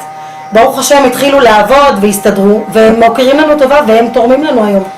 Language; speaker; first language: Hebrew; native; Hebrew